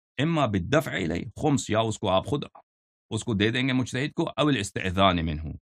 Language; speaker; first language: Urdu; non-native, fluent; Persian